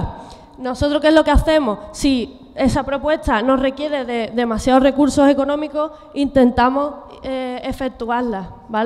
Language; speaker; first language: Spanish; native; Spanish